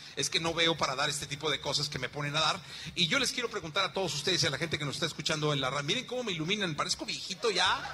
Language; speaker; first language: Spanish; native; Spanish